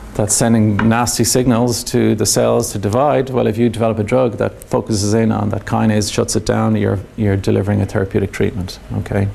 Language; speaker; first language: English; native; English